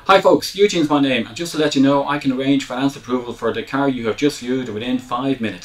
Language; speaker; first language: English; native; English